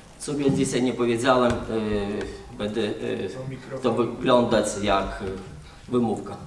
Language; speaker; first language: Polish; non-native, learner; Ukrainian